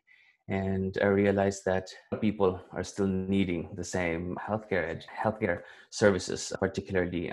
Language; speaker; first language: English; non-native, local second language; Cebuano